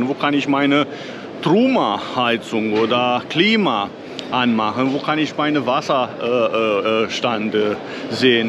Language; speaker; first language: German; non-native, fluent; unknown